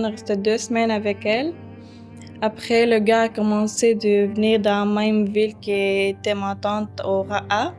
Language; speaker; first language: French; early bilingual, other home language; Arabic